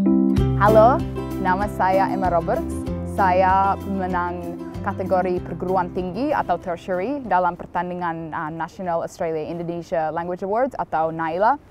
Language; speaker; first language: Indonesian; non-native, fluent; English